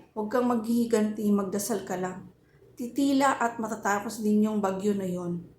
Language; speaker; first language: Filipino; native; Filipino